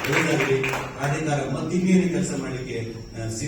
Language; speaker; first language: Kannada; native; Kannada